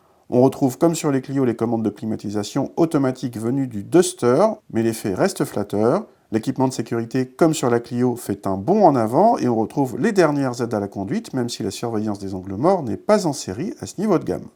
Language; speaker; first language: French; native; French